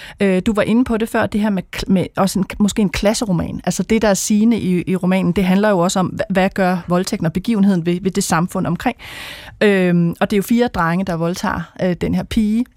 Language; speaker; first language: Danish; native; Danish